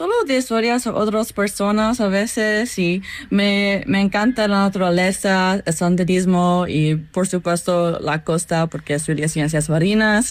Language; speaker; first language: Spanish; non-native, learner; English